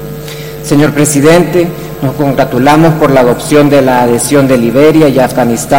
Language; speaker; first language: Spanish; native; Spanish